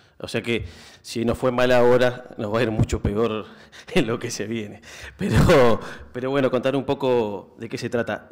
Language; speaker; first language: Spanish; native; Spanish